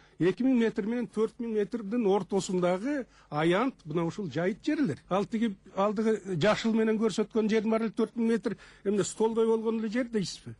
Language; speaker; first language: Kyrgyz; native; Kyrgyz